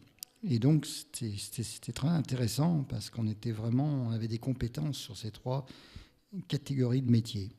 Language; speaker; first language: French; native; French